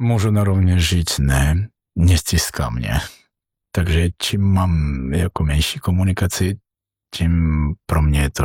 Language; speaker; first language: Czech; non-native, learner; Georgian